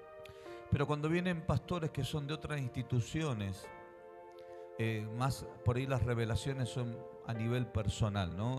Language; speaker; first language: Spanish; native; Spanish